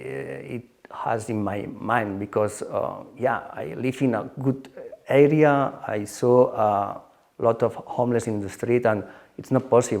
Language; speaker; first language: English; non-native, learner; Spanish